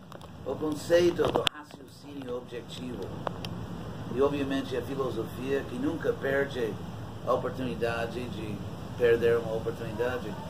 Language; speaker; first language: Portuguese; non-native, fluent; English